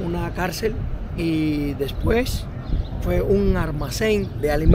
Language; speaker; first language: Spanish; native; Spanish